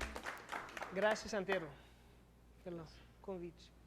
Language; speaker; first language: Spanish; non-native, learner; English